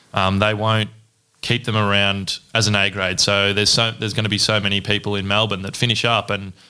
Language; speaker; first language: English; native; English